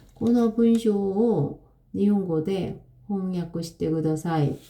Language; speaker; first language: Japanese; non-native, learner; Korean